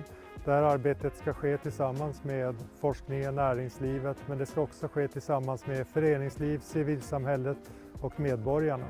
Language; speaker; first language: Swedish; native; Swedish